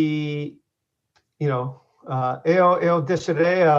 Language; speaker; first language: Portuguese; non-native, learner; English